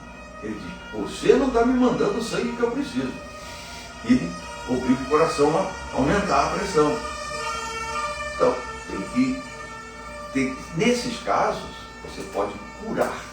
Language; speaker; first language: Portuguese; native; Portuguese